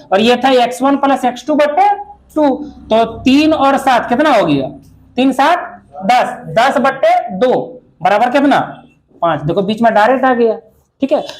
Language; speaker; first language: Hindi; native; Hindi